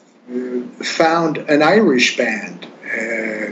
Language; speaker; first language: English; non-native, fluent; Swedish